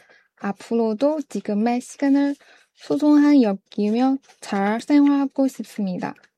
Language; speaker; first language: Korean; non-native, learner; Chinese